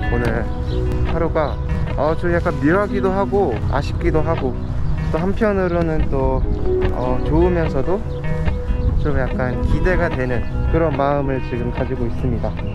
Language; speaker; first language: Korean; native; Korean